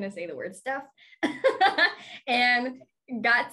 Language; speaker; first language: English; native; English